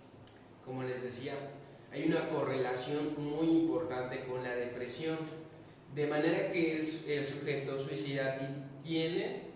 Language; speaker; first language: Spanish; native; Spanish